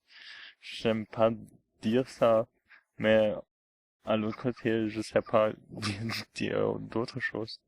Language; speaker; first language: French; non-native, fluent; German